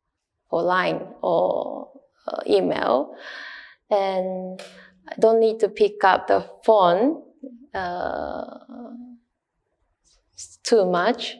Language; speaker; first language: English; non-native, learner; Japanese